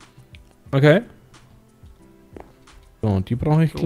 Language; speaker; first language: German; native; German